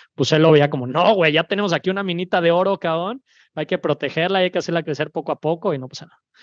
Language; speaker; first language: Spanish; native; Spanish